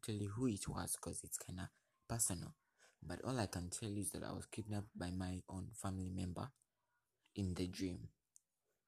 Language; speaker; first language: English; non-native, local second language; Ganda